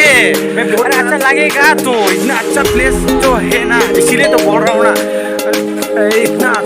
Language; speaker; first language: Hindi; non-native, local second language; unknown